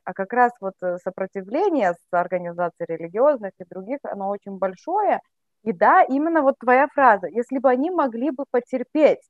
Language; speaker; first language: Russian; native; Russian